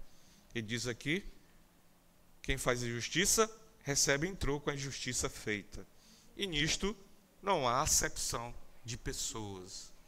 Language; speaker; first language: Portuguese; native; Portuguese